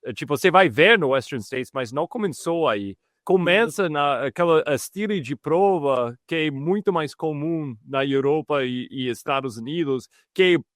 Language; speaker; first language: Portuguese; non-native, fluent; English